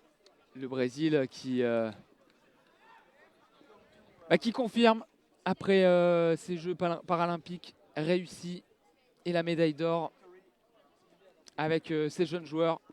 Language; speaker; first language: French; native; French